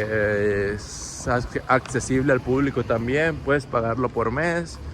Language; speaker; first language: Spanish; native; Spanish